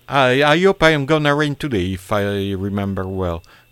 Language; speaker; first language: English; non-native, learner; Italian